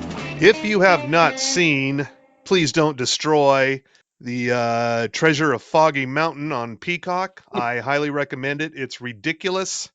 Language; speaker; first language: English; native; English